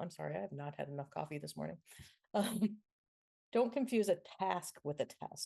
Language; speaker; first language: English; native; English